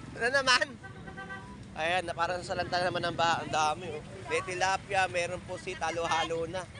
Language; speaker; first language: Filipino; native; Filipino